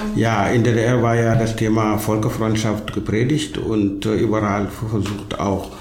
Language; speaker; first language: German; non-native, fluent; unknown